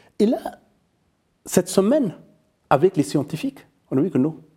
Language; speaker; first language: French; non-native, fluent; Persian